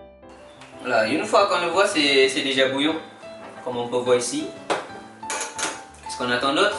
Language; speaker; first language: French; non-native, learner; Malay